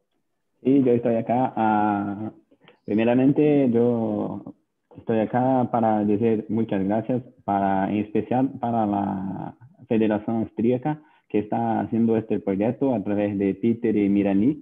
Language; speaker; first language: Spanish; non-native, learner; Portuguese